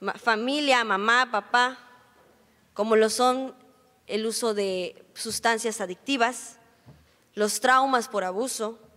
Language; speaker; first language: Spanish; native; Spanish